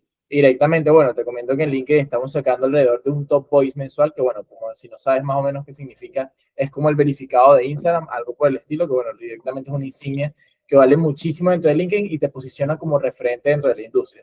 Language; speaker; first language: Spanish; native; Spanish